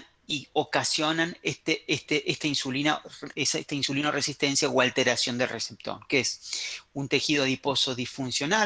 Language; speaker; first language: Spanish; native; Spanish